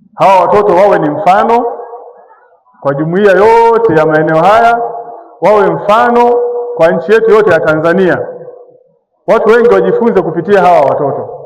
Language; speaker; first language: Swahili; non-native, local second language; Sukuma